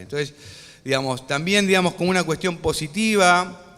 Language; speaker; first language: Spanish; native; Spanish